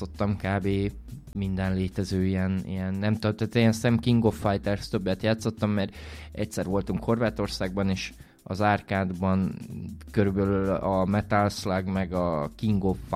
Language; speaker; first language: Hungarian; native; Hungarian